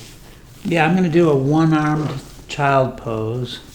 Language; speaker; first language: English; native; English